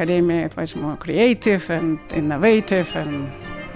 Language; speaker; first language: English; non-native, fluent; Russian